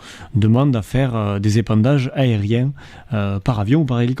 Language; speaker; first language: French; native; French